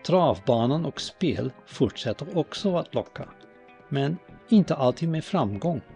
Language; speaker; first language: Swedish; native; Swedish